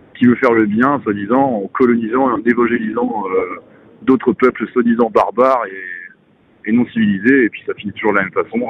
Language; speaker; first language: French; native; French